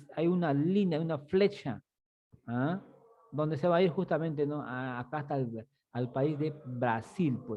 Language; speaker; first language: Spanish; native; Spanish